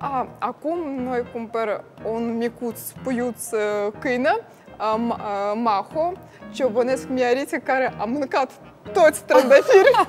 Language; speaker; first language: Romanian; non-native, learner; Russian